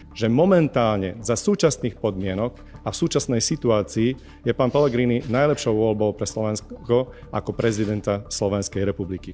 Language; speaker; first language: Slovak; non-native, local second language; Hungarian